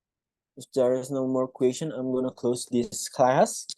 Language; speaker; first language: English; non-native, fluent; Indonesian